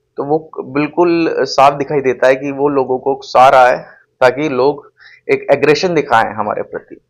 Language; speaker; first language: Hindi; native; Hindi